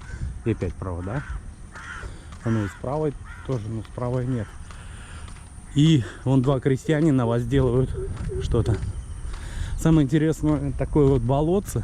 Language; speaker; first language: Russian; native; Russian